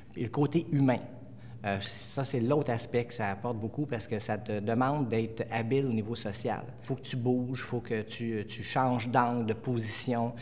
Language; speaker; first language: French; native; French